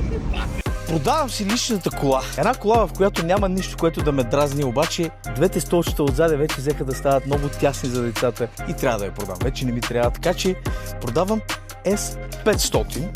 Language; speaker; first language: Bulgarian; native; Bulgarian